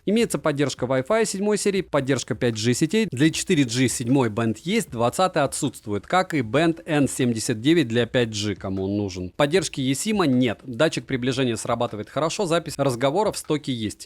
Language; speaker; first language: Russian; native; Russian